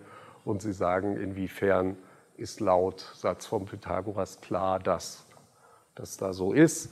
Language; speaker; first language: German; native; German